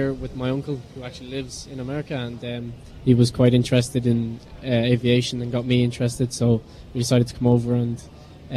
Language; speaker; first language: English; native; English